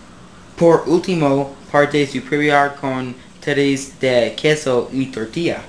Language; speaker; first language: Spanish; non-native, learner; English